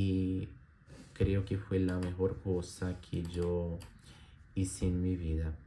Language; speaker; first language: Spanish; non-native, learner; Portuguese